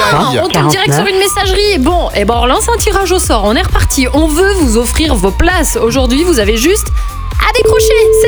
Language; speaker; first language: French; native; French